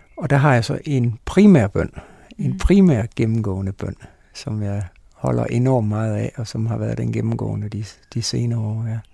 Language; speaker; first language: Danish; native; Danish